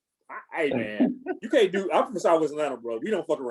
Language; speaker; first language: English; native; English